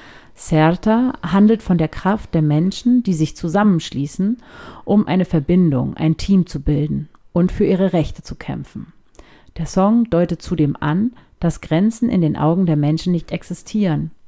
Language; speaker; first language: German; native; German